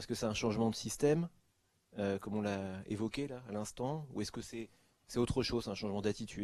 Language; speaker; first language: French; native; French